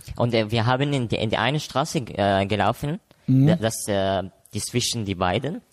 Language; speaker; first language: German; non-native, fluent; Arabic